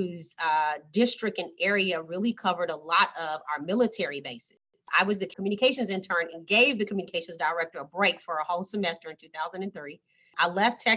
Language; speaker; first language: English; native; English